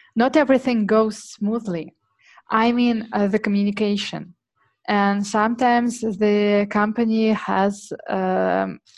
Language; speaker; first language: English; non-native, fluent; Russian